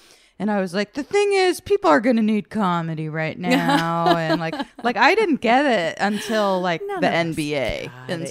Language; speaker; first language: English; native; English